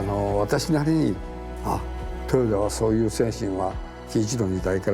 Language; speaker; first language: Japanese; native; Japanese